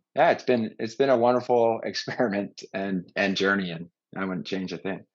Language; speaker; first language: English; native; English